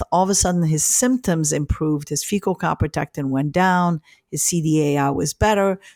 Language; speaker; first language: English; early bilingual, other home language; French